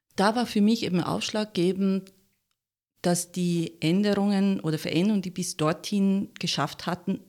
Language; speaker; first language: German; non-native, fluent; Italian